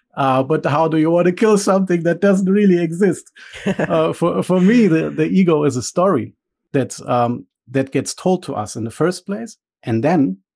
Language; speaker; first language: English; early bilingual, other home language; Bulgarian